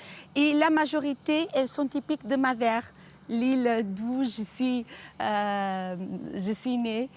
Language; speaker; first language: French; non-native, fluent; Portuguese